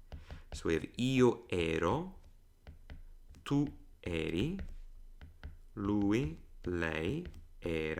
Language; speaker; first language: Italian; non-native, fluent; English